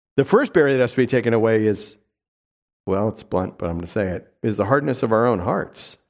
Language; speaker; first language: English; native; English